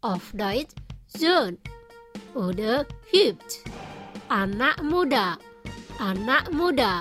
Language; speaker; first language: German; non-native, fluent; Indonesian